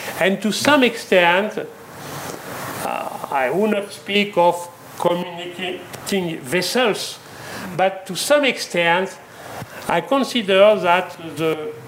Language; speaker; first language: English; non-native, fluent; French